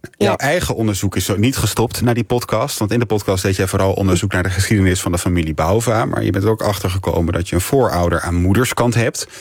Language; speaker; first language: Dutch; native; Dutch